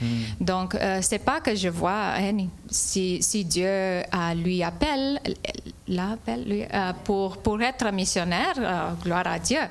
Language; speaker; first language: French; non-native, fluent; English